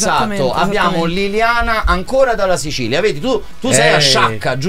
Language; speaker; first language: Italian; native; Italian